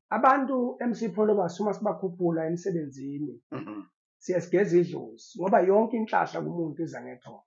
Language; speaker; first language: Zulu; native; Zulu